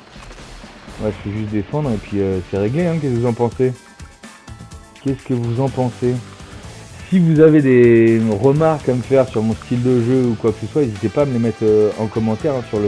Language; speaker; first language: French; native; French